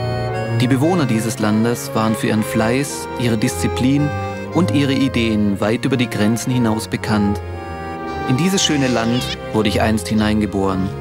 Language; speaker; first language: German; native; German